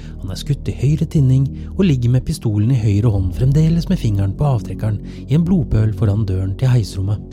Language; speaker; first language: Norwegian; native; Norwegian